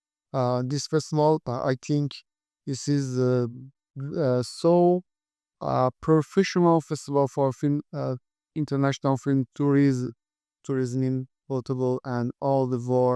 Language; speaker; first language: English; non-native, learner; Persian